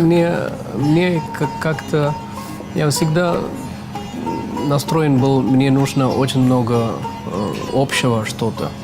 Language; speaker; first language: Russian; non-native, fluent; Tamil